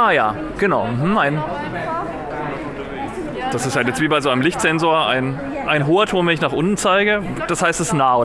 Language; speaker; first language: German; native; German